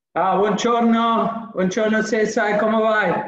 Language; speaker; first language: Italian; non-native, learner; Spanish